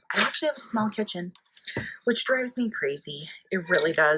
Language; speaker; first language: English; native; English